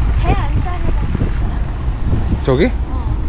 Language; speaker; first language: Korean; non-native, learner; Thai